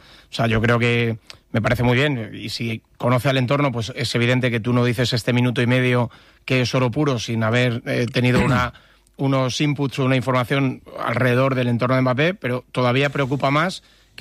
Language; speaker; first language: Spanish; native; Spanish